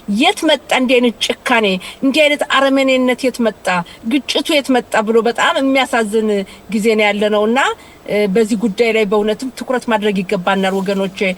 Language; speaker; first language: Amharic; native; Amharic